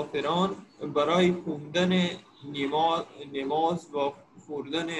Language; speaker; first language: Persian; non-native, learner; Urdu